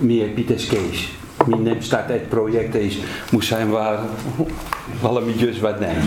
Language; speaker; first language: Hungarian; non-native, learner; Dutch